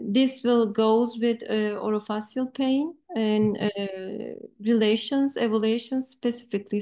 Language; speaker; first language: English; non-native, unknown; Turkish